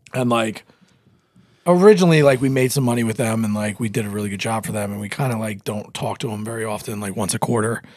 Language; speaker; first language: English; native; English